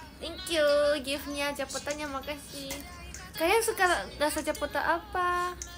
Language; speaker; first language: Indonesian; non-native, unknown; Japanese